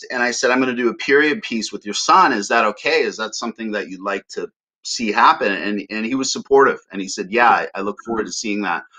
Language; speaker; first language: English; native; English